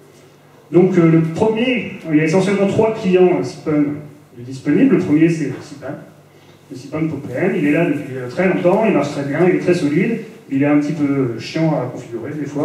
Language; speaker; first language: French; native; French